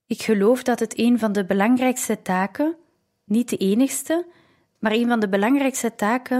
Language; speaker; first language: Dutch; native; Dutch